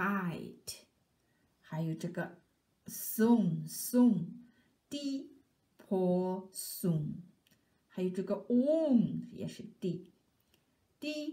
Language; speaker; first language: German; non-native, fluent; Chinese